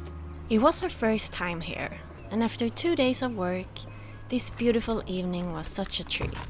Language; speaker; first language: English; non-native, fluent; Swedish